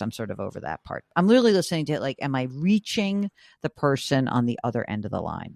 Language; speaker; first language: English; native; English